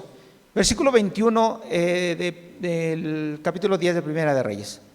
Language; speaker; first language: Spanish; native; Spanish